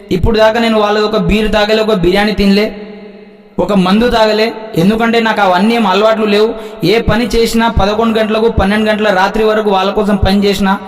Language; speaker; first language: Telugu; non-native, local second language; Lambadi